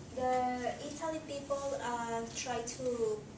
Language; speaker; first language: English; non-native, learner; Spanish